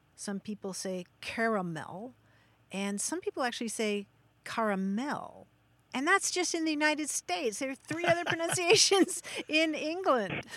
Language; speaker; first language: English; native; English